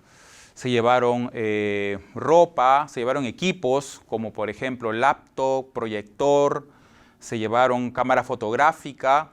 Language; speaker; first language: Spanish; native; Spanish